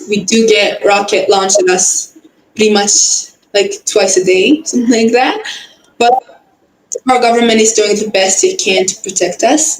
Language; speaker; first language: English; non-native, fluent; Hebrew